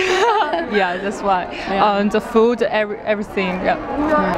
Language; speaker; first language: English; non-native, learner; Chinese